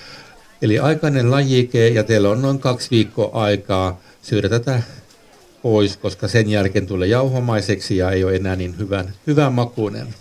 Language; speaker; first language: Finnish; non-native, local second language; Swedish